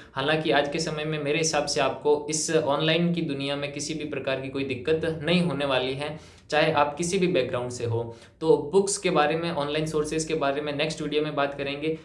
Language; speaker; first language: Hindi; native; Hindi